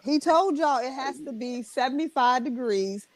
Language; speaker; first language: English; native; English